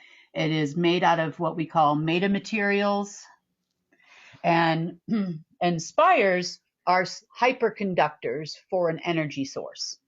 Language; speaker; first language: English; native; English